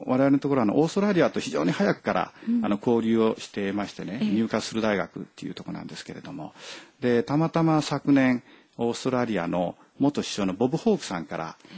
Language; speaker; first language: Japanese; native; Japanese